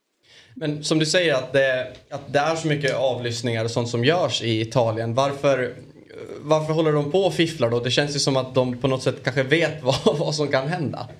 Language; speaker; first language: Swedish; native; Swedish